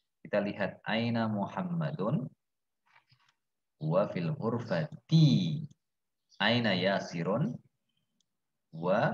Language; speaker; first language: Arabic; non-native, fluent; Indonesian